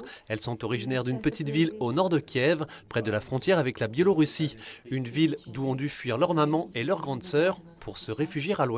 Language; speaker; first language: French; native; French